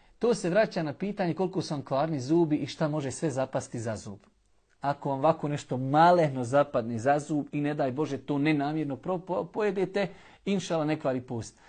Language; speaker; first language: Bosnian; native; Bosnian